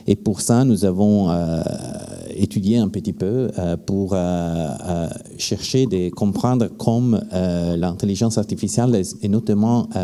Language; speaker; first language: French; non-native, fluent; Italian